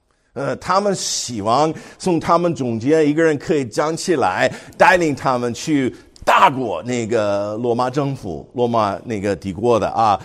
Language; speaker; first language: Chinese; non-native, fluent; English